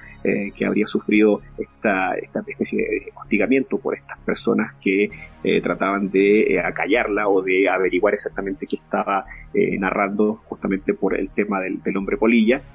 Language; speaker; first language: Spanish; native; Spanish